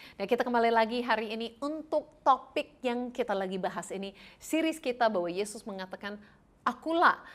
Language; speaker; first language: Indonesian; non-native, fluent; English